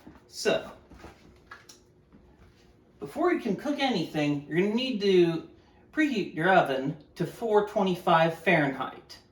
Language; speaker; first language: English; native; English